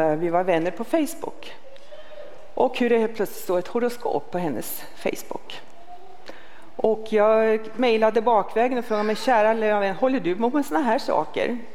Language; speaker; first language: Swedish; native; Swedish